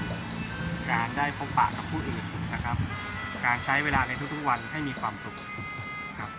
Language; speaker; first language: Thai; native; Thai